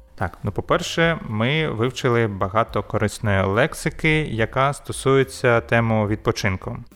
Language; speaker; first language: Ukrainian; native; Ukrainian